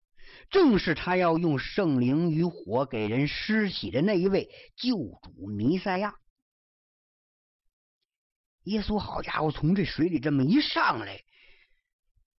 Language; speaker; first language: Chinese; native; Chinese